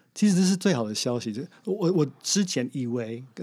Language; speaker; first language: Chinese; non-native, fluent; English